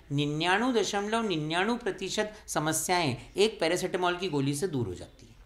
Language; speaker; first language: Hindi; native; Hindi